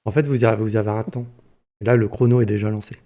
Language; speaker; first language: French; native; French